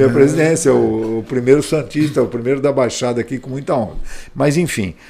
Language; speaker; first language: Portuguese; native; Portuguese